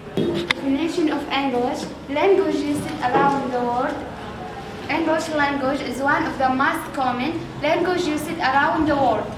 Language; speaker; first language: English; non-native, learner; Arabic